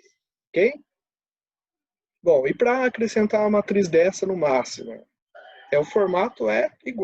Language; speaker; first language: Portuguese; native; Portuguese